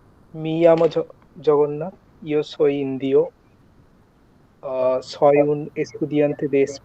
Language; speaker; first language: Spanish; non-native, learner; Bangla